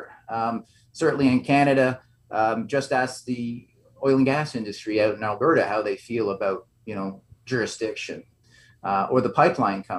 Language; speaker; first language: English; native; English